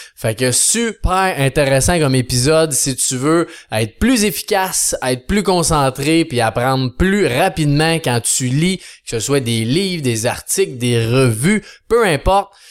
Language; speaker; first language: French; native; French